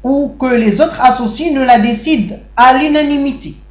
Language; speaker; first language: French; non-native, local second language; Arabic